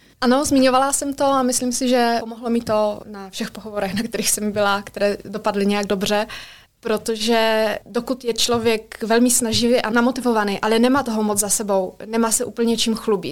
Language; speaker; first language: Czech; non-native, fluent; Polish